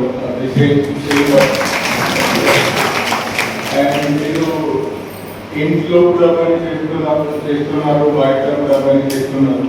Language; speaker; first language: Telugu; non-native, fluent; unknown